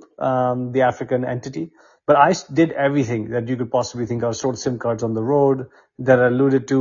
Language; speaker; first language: English; non-native, local second language; Hindi